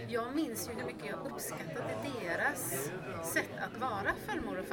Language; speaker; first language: Swedish; native; Swedish